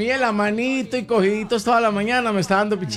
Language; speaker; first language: Spanish; native; Spanish